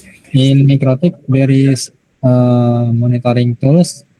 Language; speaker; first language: English; non-native, learner; Indonesian